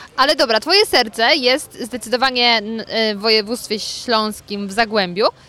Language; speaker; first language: Polish; native; Polish